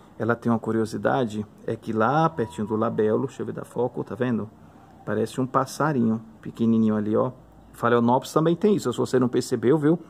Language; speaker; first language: Portuguese; native; Portuguese